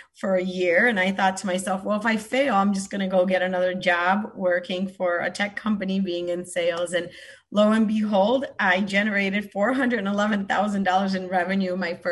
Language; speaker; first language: English; early bilingual, other home language; Polish